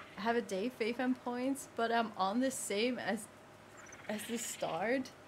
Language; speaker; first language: English; non-native, fluent; Dutch